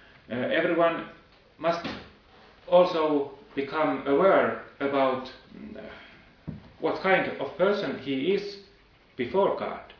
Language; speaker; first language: English; non-native, fluent; Finnish